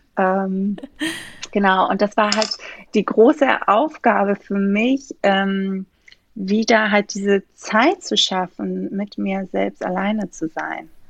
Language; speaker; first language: German; non-native, fluent; Greek